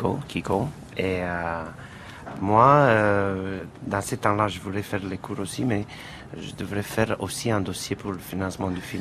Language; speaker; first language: French; non-native, fluent; Romanian